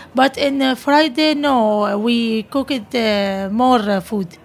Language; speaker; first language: English; non-native, learner; Arabic